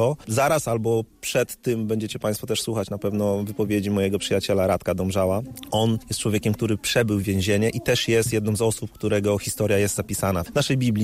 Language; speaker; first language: Polish; native; Polish